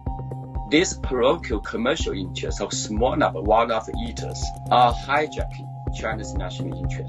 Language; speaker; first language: English; non-native, fluent; Chinese